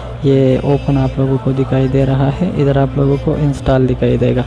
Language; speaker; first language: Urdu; non-native, local second language; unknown